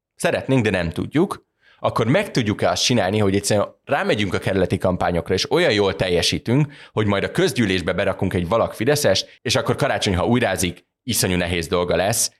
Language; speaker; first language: Hungarian; native; Hungarian